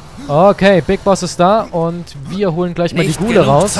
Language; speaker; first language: German; native; German